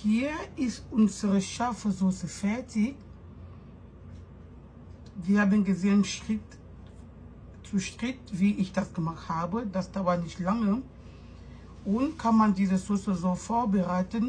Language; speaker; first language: German; non-native, fluent; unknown